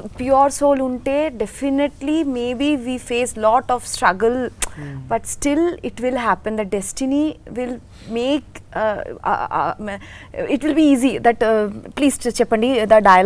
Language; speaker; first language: Telugu; non-native, learner; Bangla